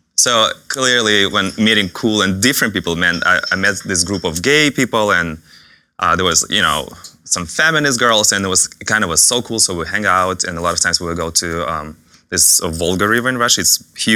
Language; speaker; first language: English; non-native, fluent; Russian